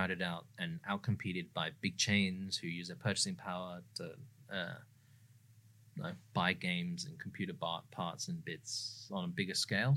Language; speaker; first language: English; native; English